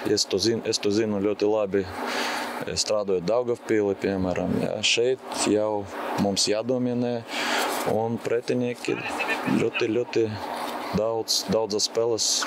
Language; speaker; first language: Latvian; non-native, local second language; Russian